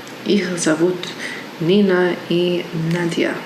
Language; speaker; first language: Russian; non-native, learner; English